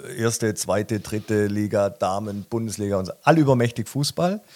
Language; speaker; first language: German; native; German